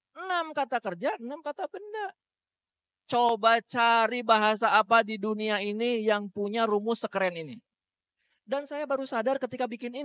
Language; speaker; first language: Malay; non-native, local second language; Sundanese